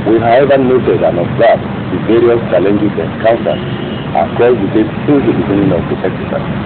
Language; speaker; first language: English; non-native, local second language; Yoruba